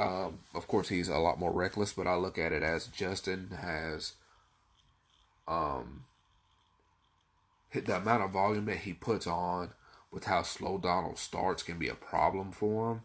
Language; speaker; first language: English; native; English